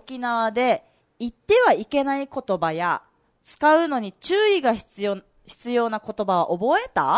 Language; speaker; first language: Japanese; native; Japanese